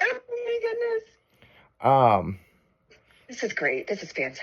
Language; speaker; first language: English; native; English